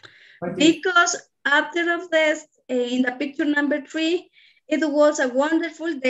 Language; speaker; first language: English; non-native, learner; Spanish